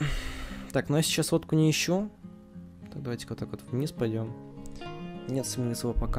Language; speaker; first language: Russian; native; Russian